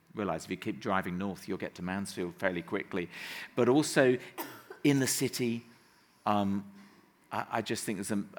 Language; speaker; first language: English; native; English